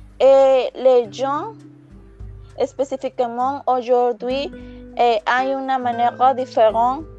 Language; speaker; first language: French; non-native, learner; Spanish